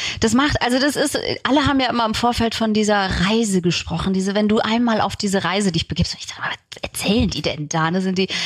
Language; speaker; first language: German; early bilingual, other home language; Turkish